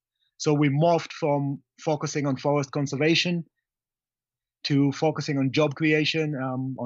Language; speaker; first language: English; non-native, local second language; Luyia